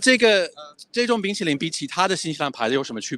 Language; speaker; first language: Chinese; non-native, fluent; English